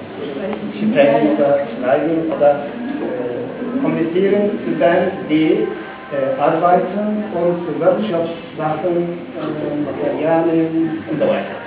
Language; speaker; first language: German; non-native, learner; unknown